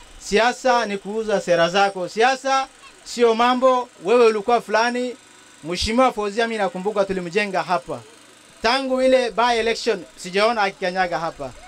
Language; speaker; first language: Swahili; non-native, local second language; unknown